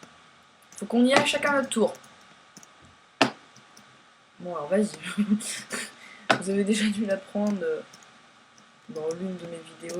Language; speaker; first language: French; native; French